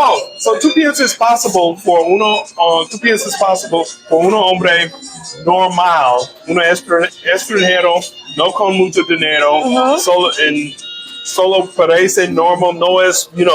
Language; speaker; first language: Spanish; non-native, learner; English